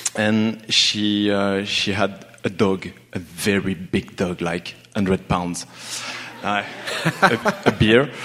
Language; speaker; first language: English; non-native, learner; French